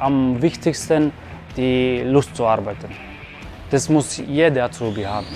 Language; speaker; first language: German; non-native, local second language; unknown